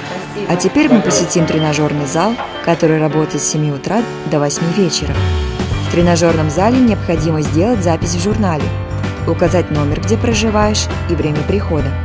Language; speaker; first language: Russian; native; Russian